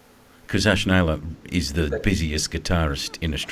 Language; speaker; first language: English; native; English